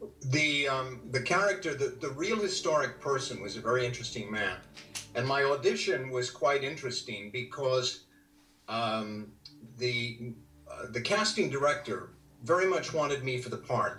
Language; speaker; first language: English; native; English